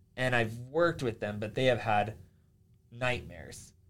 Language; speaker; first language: English; early bilingual, other home language; Finnish